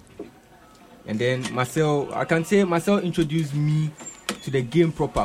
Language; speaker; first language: English; non-native, local second language; Akan